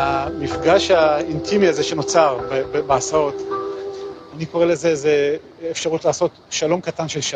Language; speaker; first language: Hebrew; native; Hebrew